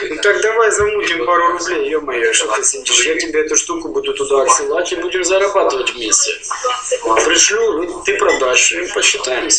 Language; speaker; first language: Russian; native; Russian